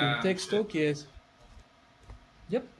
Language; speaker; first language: Spanish; non-native, fluent; French